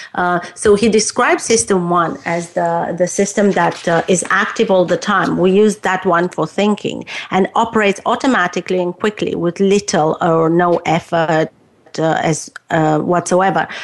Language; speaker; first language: English; non-native, fluent; Romanian